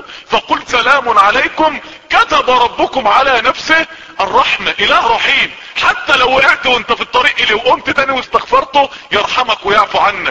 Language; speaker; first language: Arabic; native; Arabic